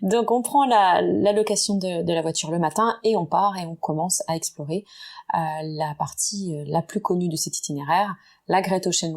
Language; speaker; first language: French; native; French